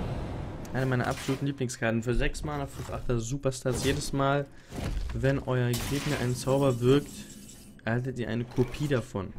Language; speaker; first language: German; native; German